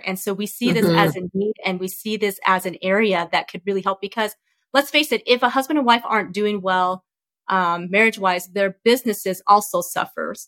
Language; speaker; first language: English; early bilingual, other home language; Vietnamese